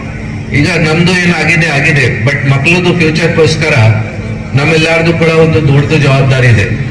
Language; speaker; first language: Kannada; non-native, local second language; Hindi